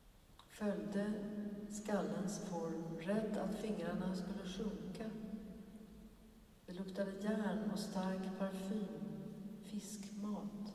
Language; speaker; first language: Swedish; native; Swedish